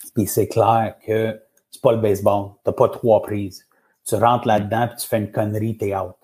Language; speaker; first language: French; native; French